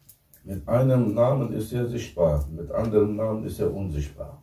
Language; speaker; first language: German; non-native, fluent; Turkish